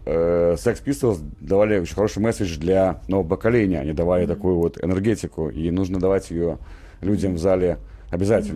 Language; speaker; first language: Russian; native; Russian